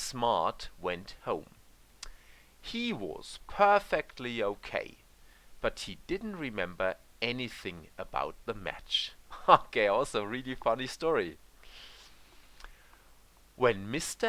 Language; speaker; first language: English; non-native, fluent; German